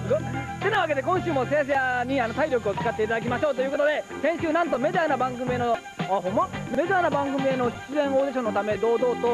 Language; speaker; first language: Japanese; native; Japanese